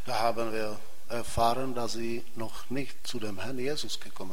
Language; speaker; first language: German; non-native, fluent; Czech